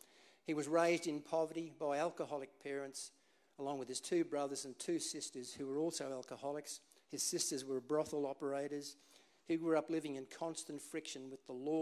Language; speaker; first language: English; native; English